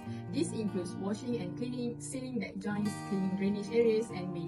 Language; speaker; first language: English; non-native, local second language; Malay